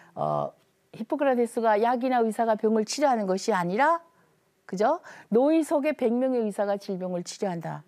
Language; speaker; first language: Korean; native; Korean